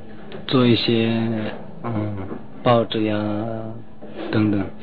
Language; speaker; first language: Chinese; non-native, local second language; Tibetan